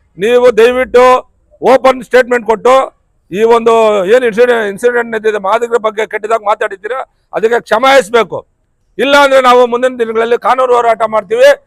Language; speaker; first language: Kannada; native; Kannada